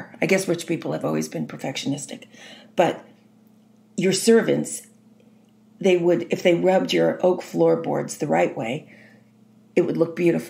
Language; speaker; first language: English; native; English